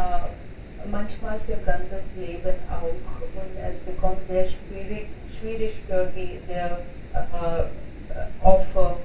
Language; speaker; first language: German; non-native, learner; Hindi